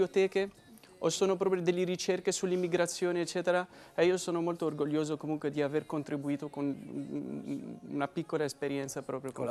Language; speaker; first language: Italian; non-native, fluent; Arabic